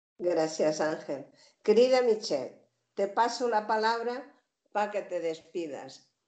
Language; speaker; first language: Spanish; native; Spanish